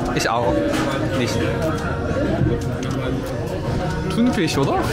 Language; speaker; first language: German; non-native, learner; Korean